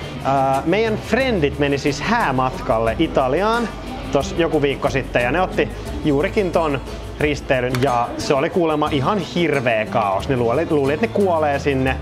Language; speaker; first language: Finnish; native; Finnish